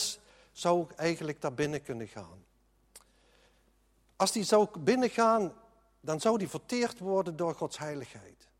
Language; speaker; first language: Dutch; native; Dutch